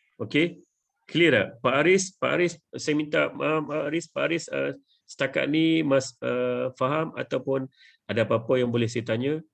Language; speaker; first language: Malay; native; Malay